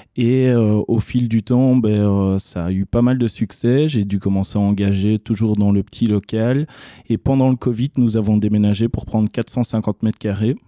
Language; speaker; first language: French; native; French